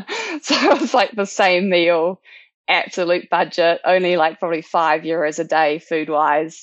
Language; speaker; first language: English; native; English